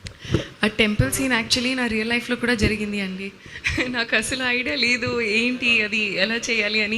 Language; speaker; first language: Telugu; non-native, learner; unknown